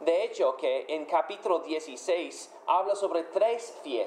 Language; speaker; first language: Spanish; non-native, fluent; English